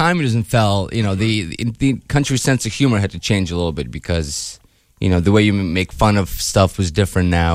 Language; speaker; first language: English; non-native, fluent; Ukrainian